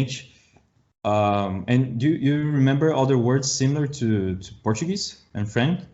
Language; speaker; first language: English; non-native, learner; Portuguese